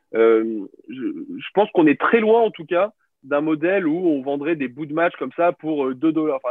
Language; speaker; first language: French; native; French